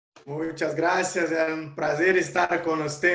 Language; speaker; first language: Spanish; non-native, learner; Portuguese